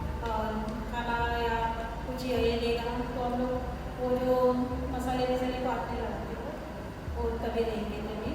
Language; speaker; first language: Hindi; non-native, local second language; Marathi